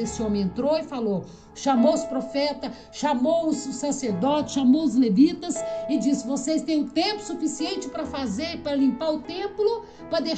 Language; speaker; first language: Portuguese; native; Portuguese